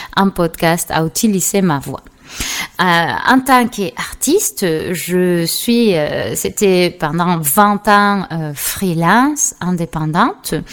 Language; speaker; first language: French; non-native, fluent; Spanish